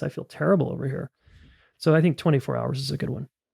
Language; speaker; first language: English; native; English